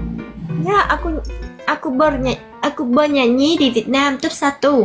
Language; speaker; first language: Indonesian; non-native, learner; Vietnamese